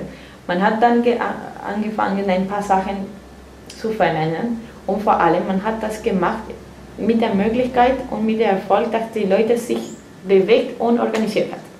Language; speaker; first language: German; non-native, fluent; Spanish